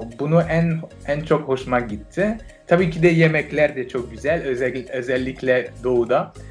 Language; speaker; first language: Turkish; non-native, fluent; French